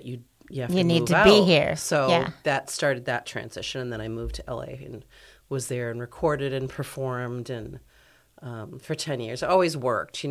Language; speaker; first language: English; native; English